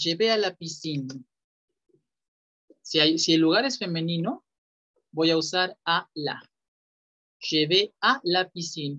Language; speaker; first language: Spanish; native; Spanish